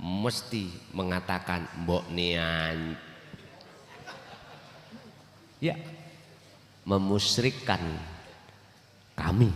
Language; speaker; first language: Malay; non-native, local second language; Javanese